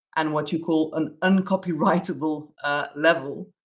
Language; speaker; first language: English; non-native, fluent; Dutch